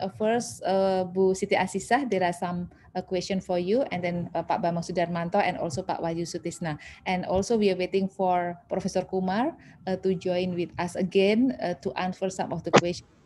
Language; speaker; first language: English; non-native, fluent; Indonesian